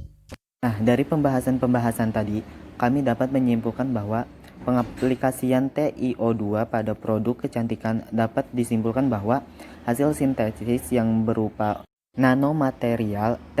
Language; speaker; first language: Indonesian; native; Indonesian